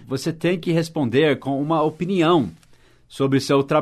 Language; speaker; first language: Portuguese; non-native, fluent; English